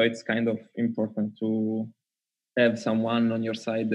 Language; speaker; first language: English; non-native, learner; Italian